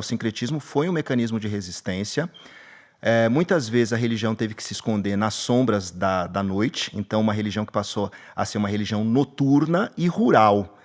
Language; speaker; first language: Portuguese; native; Portuguese